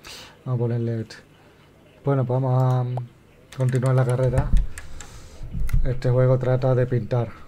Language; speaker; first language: Spanish; native; Spanish